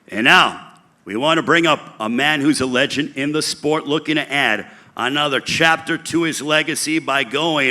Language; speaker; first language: English; native; English